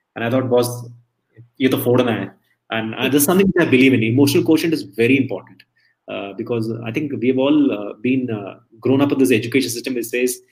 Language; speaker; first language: English; non-native, local second language; Malayalam